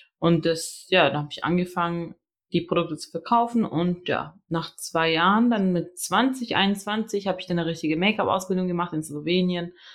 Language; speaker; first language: German; early bilingual, other home language; Albanian